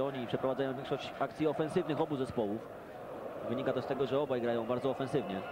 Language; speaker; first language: Polish; native; Polish